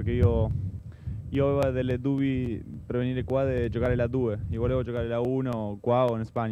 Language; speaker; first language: Italian; non-native, fluent; Spanish